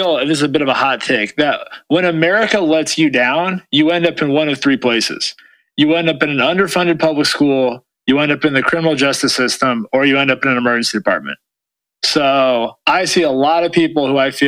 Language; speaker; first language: English; native; English